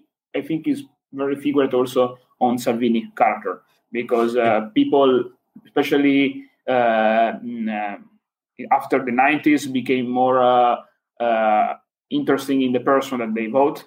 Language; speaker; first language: English; non-native, fluent; Italian